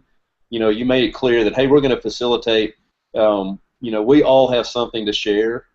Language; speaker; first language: English; native; English